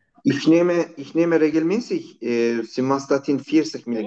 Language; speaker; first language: German; non-native, learner; Turkish